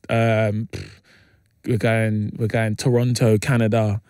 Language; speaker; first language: English; native; English